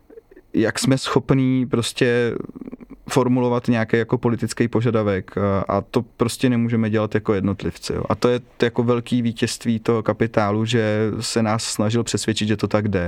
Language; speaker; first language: Czech; native; Czech